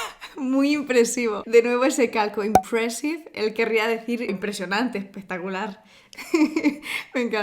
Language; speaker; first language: Spanish; native; Spanish